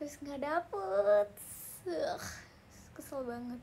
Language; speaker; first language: Indonesian; native; Indonesian